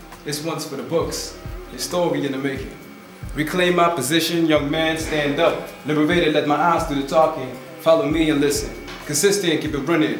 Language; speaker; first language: English; non-native, fluent; Dutch